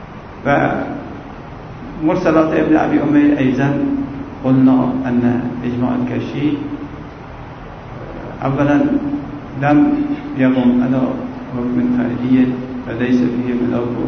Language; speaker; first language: Arabic; non-native, fluent; Persian